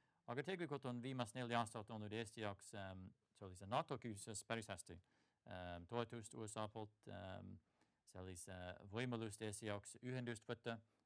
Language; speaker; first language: Estonian; non-native, fluent; English